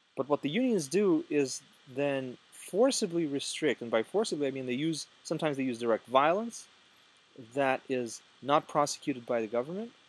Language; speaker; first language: English; non-native, fluent; Russian